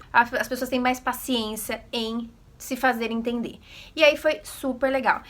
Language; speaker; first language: Portuguese; native; Portuguese